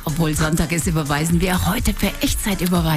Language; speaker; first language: German; native; German